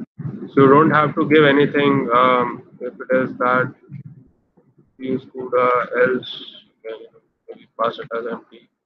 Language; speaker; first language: English; non-native, local second language; Hindi